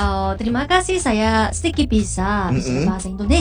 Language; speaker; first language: Indonesian; non-native, learner; Korean